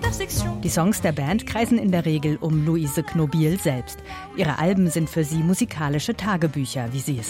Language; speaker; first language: German; native; German